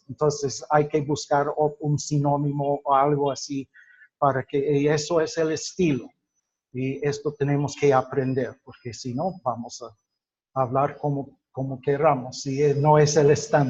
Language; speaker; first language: Spanish; non-native, fluent; English